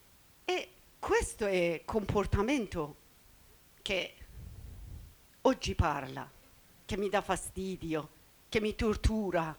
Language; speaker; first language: Italian; non-native, learner; Persian